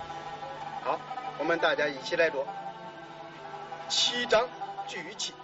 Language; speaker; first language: Chinese; native; Chinese